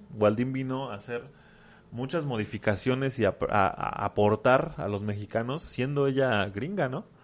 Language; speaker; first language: Spanish; native; Spanish